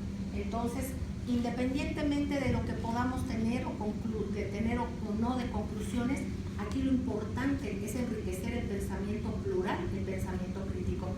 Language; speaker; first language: Spanish; native; Spanish